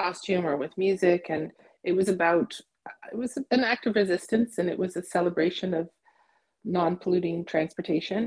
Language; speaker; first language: English; native; English